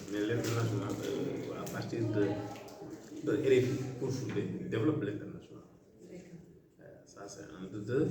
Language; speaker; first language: French; non-native, local second language; Fula